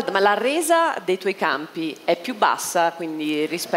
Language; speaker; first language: Italian; native; Italian